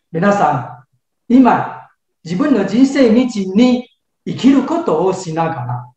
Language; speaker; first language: Japanese; non-native, fluent; Chinese